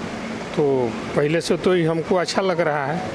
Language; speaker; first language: Hindi; non-native, local second language; Magahi